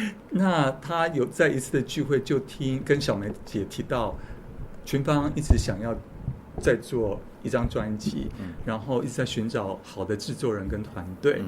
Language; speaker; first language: Chinese; native; Chinese